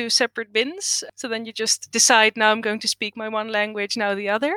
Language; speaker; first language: English; non-native, fluent; Dutch